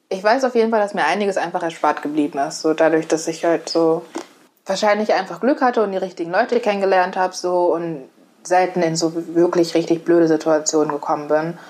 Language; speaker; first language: German; native; German